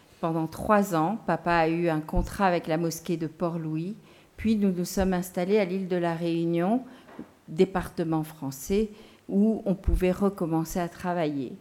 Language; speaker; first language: French; non-native, local second language; Gujarati